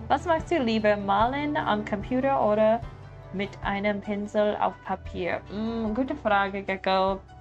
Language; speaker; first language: German; non-native, learner; English